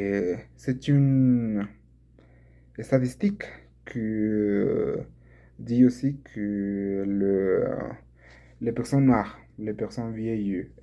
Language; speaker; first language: French; non-native, learner; Spanish